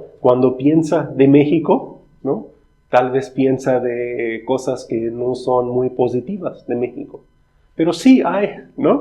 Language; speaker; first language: Spanish; non-native, fluent; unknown